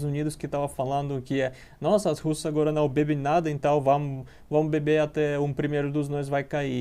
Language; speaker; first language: Portuguese; non-native, learner; Russian